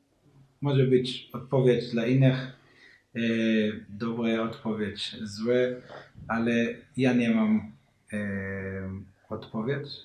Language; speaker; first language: Polish; non-native, learner; Hebrew